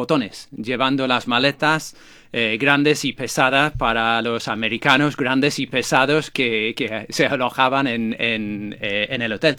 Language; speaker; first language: Spanish; non-native, fluent; English